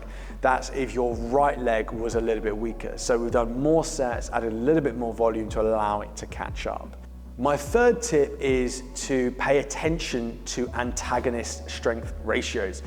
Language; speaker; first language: English; native; English